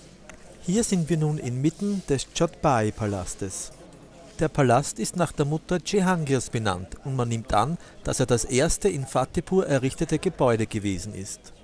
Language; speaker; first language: German; native; German